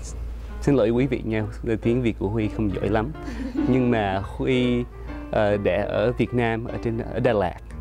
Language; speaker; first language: Vietnamese; early bilingual, other home language; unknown